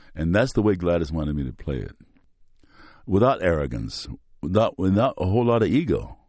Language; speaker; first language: English; native; English